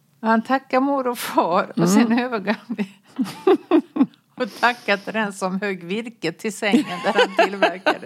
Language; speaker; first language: Swedish; native; Swedish